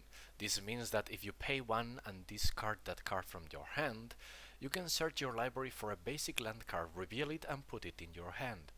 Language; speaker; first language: English; non-native, fluent; Spanish